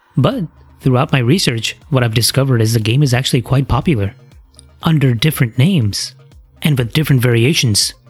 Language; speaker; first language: English; non-native, local second language; Hindi